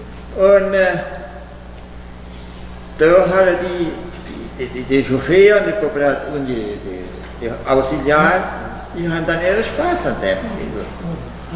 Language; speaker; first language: German; early bilingual, heritage; German